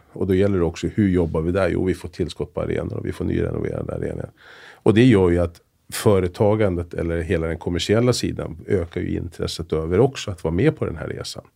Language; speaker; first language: Swedish; native; Swedish